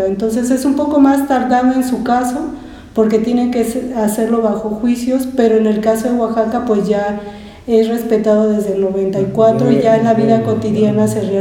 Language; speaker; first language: Spanish; native; Spanish